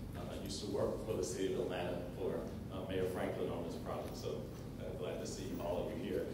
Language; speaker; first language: English; native; English